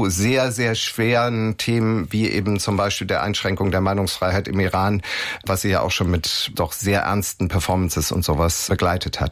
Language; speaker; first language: German; native; German